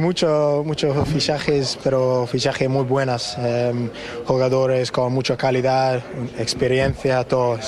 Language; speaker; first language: Spanish; non-native, learner; English